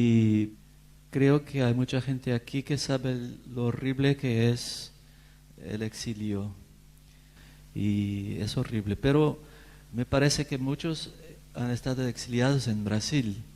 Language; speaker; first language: Spanish; non-native, fluent; Portuguese